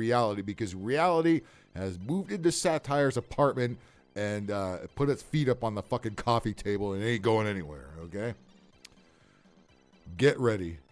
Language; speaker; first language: English; native; English